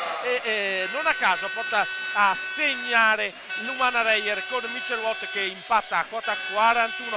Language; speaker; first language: Italian; native; Italian